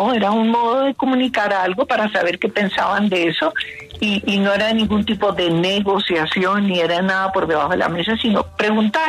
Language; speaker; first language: Spanish; native; Spanish